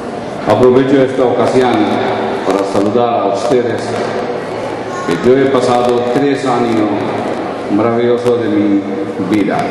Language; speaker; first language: Spanish; non-native, learner; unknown